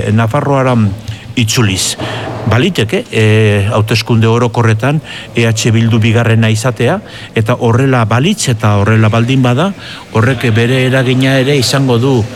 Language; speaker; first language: Basque; native; Basque